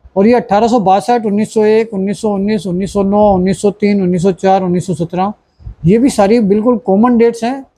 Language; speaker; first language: Hindi; native; Hindi